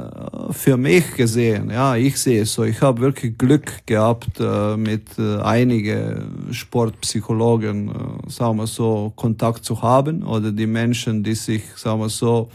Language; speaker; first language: German; non-native, fluent; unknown